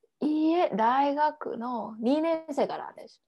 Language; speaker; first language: Japanese; non-native, fluent; Vietnamese